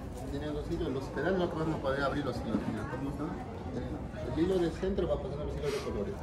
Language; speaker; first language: Spanish; native; Spanish